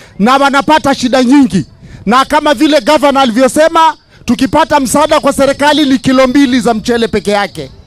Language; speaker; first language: Swahili; native; Swahili